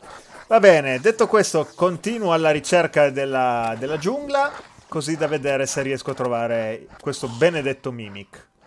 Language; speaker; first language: Italian; native; Italian